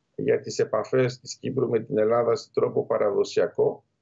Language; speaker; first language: Greek; native; Greek